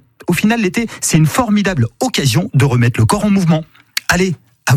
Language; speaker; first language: French; native; French